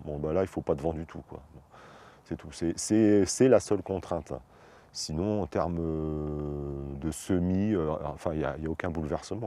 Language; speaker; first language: French; native; French